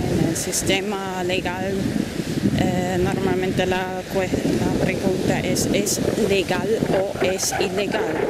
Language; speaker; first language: Spanish; non-native, fluent; German